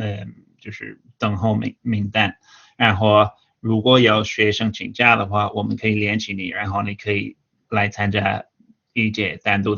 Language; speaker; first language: Chinese; non-native, fluent; English